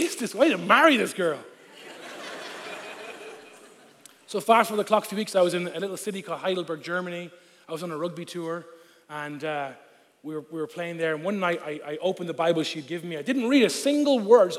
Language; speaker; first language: English; non-native, local second language; Irish